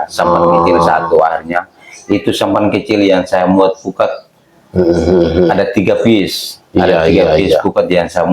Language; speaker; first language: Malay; non-native, local second language; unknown